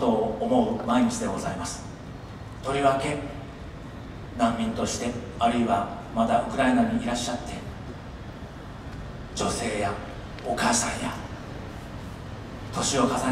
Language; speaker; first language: Japanese; native; Japanese